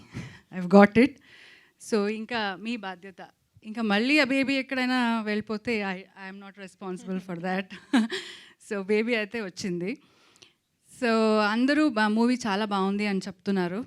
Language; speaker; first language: Telugu; non-native, local second language; Kannada